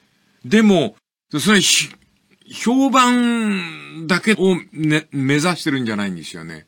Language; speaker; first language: Japanese; native; Japanese